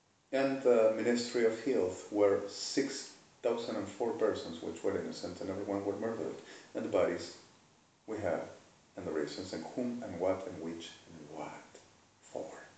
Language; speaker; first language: English; non-native, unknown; Spanish